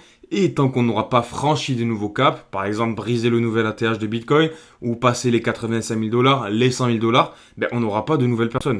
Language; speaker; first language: French; native; French